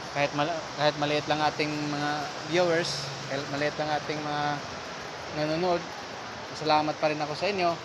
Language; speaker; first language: Filipino; native; Filipino